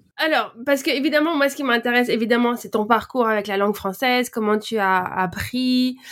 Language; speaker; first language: French; native; French